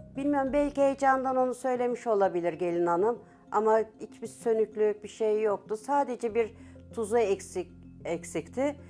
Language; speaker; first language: Turkish; native; Turkish